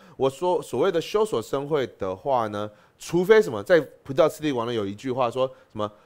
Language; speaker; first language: Chinese; native; Chinese